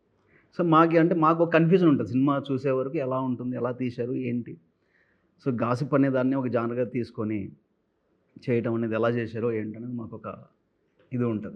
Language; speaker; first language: Telugu; native; Telugu